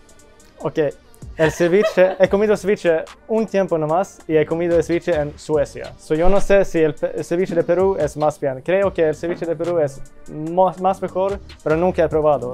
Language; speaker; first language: Spanish; early bilingual, heritage; Swedish